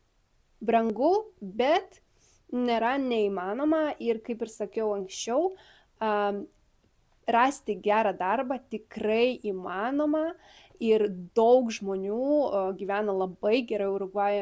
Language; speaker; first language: Lithuanian; early bilingual, other home language; Spanish